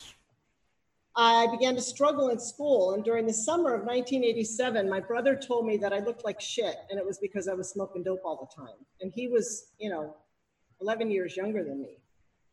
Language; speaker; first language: English; native; English